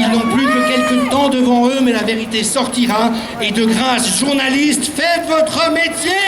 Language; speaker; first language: French; native; French